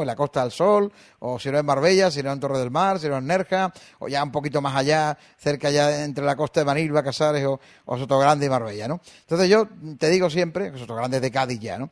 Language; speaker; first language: Spanish; native; Spanish